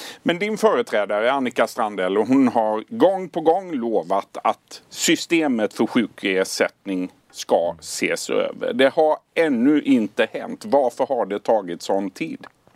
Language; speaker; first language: Swedish; native; Swedish